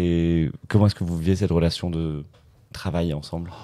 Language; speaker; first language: French; native; French